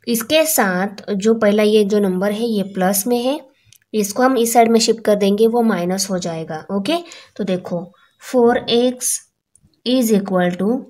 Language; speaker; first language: Hindi; non-native, local second language; Marathi